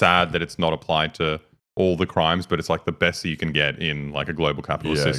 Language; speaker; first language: English; native; English